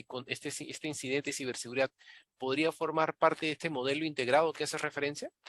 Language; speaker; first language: Spanish; native; Spanish